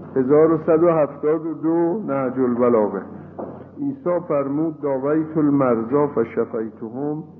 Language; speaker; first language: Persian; native; Persian